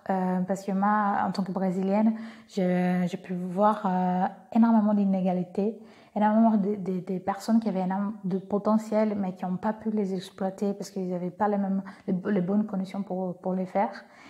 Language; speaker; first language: French; non-native, fluent; Portuguese